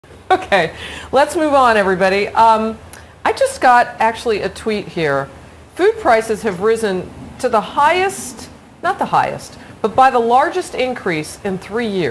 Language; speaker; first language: English; native; English